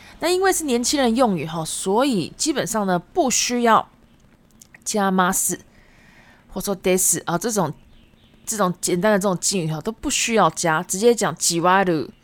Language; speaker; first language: Chinese; native; Chinese